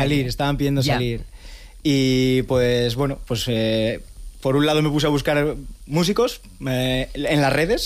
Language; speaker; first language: Spanish; native; Spanish